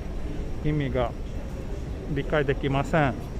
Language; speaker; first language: Japanese; non-native, fluent; Swedish